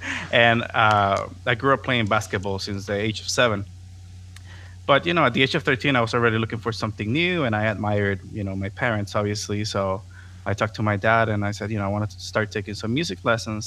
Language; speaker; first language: English; non-native, fluent; Spanish